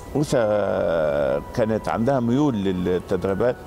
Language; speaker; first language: Arabic; native; Arabic